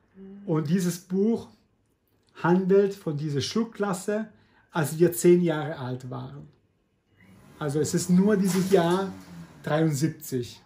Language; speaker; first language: German; non-native, fluent; Italian